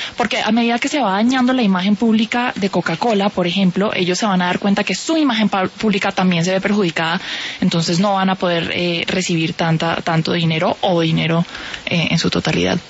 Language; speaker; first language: Spanish; native; Spanish